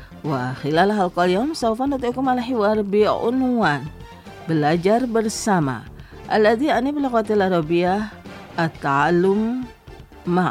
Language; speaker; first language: Arabic; non-native, fluent; Indonesian